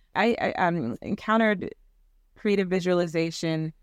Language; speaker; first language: English; native; English